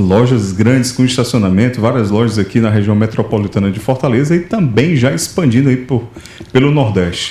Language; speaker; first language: Portuguese; native; Portuguese